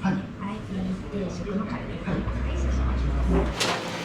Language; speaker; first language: Japanese; native; Japanese